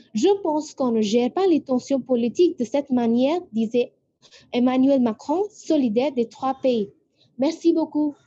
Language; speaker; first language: French; non-native, fluent; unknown